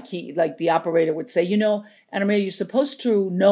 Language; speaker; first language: English; non-native, fluent; Spanish